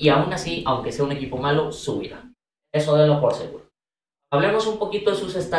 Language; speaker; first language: Spanish; native; Spanish